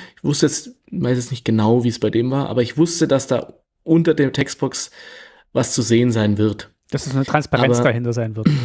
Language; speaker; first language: German; native; German